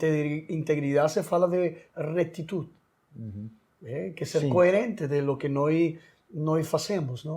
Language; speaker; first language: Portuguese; non-native, learner; Spanish